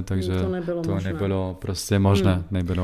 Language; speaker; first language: Czech; non-native, learner; German